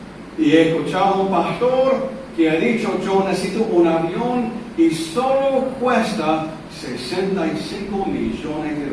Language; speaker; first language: Spanish; non-native, fluent; English